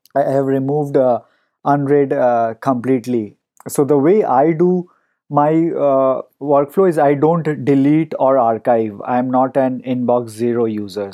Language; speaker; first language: English; non-native, local second language; Hindi